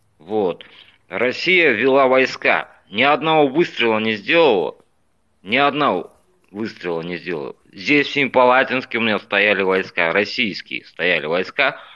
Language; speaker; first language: Russian; native; Russian